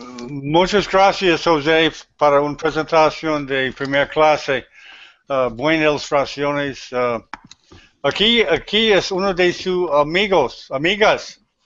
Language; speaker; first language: Spanish; non-native, learner; English